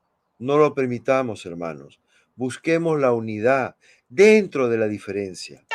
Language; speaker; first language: Spanish; native; Spanish